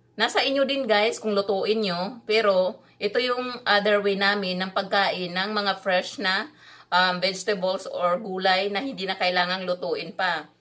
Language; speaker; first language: Filipino; non-native, local second language; Cebuano